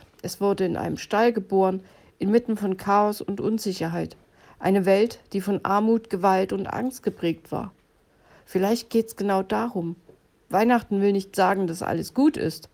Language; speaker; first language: German; native; German